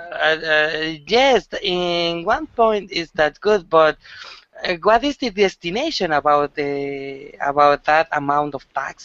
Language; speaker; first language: English; non-native, learner; Spanish